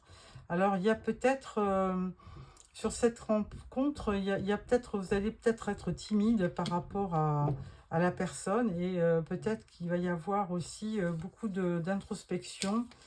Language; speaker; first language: French; native; French